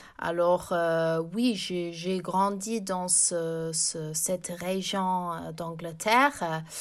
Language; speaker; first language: French; non-native, fluent; English